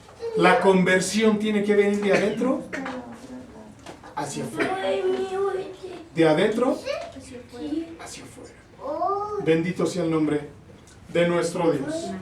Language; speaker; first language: Spanish; native; Spanish